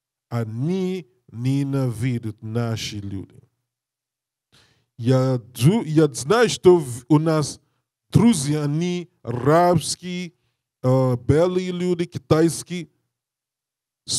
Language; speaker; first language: Russian; non-native, learner; English